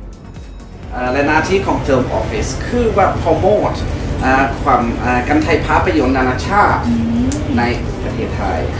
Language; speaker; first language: Thai; non-native, fluent; English